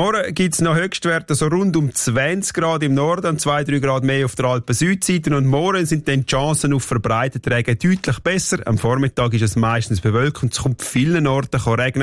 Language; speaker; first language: German; native; German